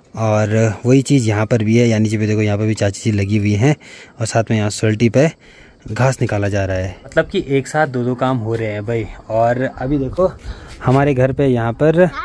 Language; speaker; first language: Hindi; non-native, local second language; Garhwali